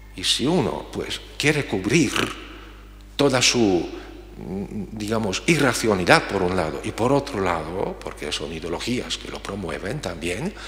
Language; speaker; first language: Spanish; non-native, fluent; Polish